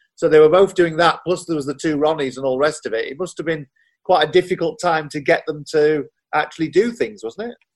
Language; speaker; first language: English; native; English